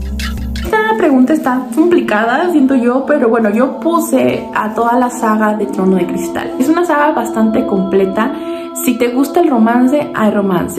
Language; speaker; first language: Spanish; native; Spanish